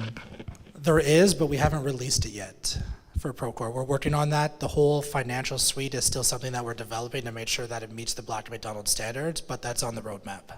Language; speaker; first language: English; native; English